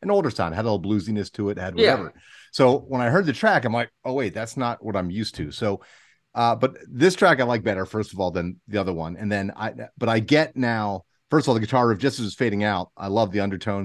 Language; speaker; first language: English; native; English